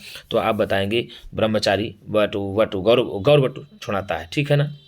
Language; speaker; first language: Hindi; native; Hindi